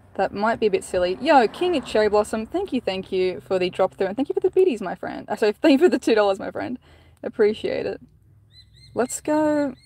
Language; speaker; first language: English; native; English